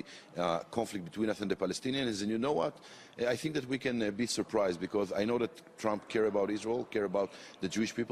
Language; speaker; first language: English; non-native, fluent; Hebrew